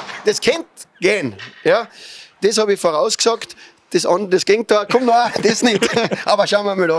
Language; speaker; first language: German; native; German